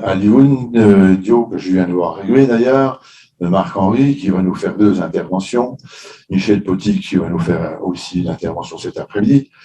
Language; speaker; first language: French; native; French